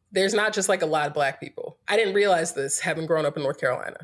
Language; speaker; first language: English; native; English